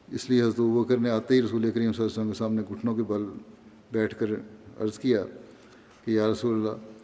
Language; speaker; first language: Urdu; native; Urdu